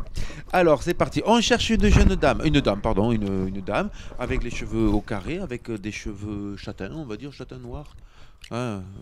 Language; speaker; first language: French; native; French